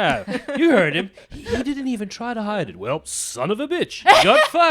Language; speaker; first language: English; native; English